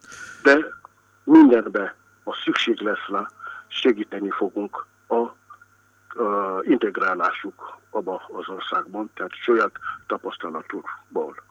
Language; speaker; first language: Hungarian; non-native, fluent; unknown